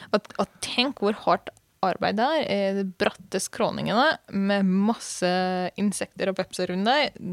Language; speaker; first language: Norwegian; non-native, fluent; Hungarian